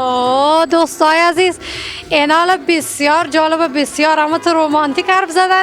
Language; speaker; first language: Persian; native; Persian